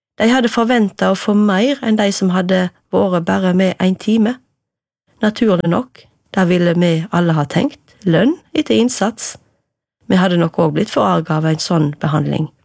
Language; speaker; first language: Norwegian; native; Norwegian